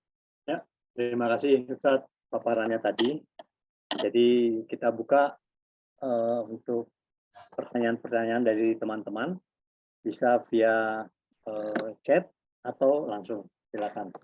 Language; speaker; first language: Indonesian; native; Indonesian